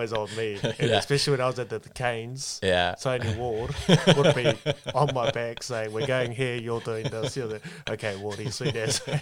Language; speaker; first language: English; non-native, local second language; Māori